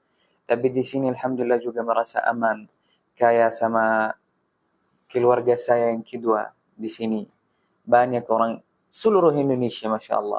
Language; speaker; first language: Indonesian; non-native, fluent; Arabic